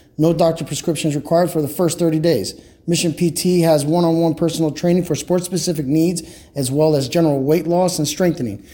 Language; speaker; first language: English; native; English